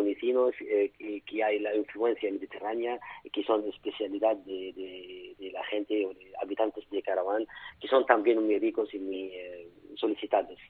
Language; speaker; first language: Spanish; non-native, fluent; Arabic